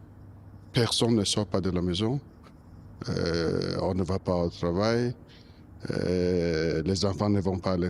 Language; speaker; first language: French; non-native, local second language; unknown